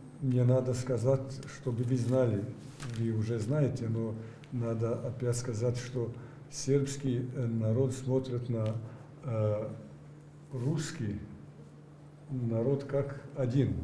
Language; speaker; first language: Russian; non-native, learner; Serbian